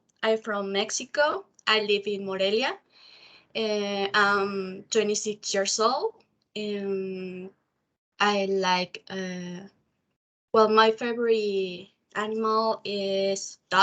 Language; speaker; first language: English; non-native, learner; Spanish